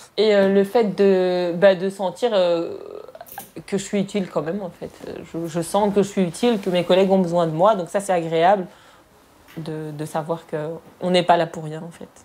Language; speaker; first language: French; early bilingual, other home language; Arabic